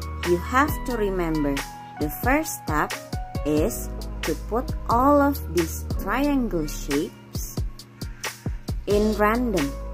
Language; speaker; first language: English; non-native, fluent; Indonesian